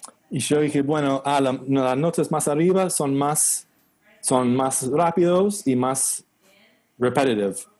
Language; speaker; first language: Spanish; non-native, learner; English